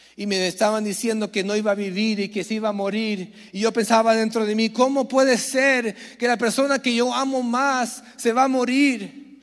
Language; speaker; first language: Spanish; early bilingual, heritage; Spanish